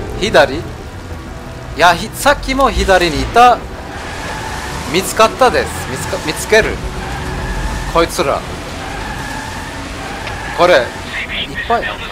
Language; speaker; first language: Japanese; non-native, learner; German